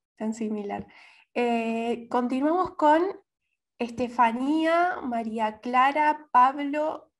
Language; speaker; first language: Spanish; native; Spanish